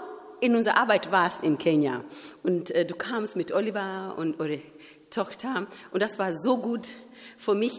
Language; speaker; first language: German; non-native, fluent; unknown